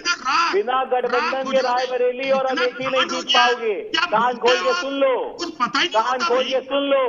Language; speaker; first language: Hindi; native; Hindi